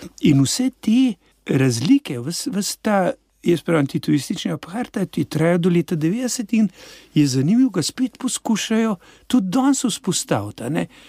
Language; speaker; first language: Slovenian; native; Slovenian